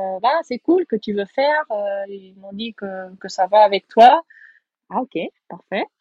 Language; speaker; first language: French; non-native, fluent; Portuguese